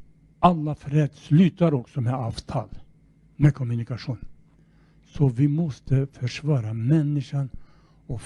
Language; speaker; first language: Swedish; non-native, fluent; Kurdish